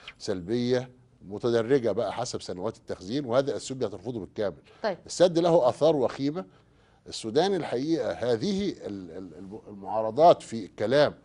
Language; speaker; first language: Arabic; native; Arabic